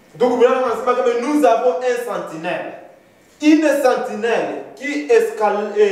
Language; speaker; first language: French; non-native, local second language; Swahili